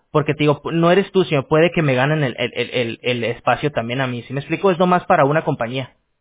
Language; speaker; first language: Spanish; native; Spanish